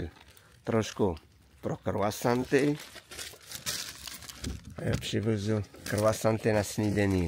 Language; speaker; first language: Czech; non-native, learner; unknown